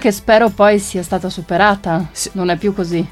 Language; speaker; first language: Italian; native; Italian